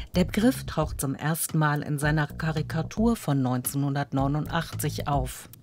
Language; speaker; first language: German; native; German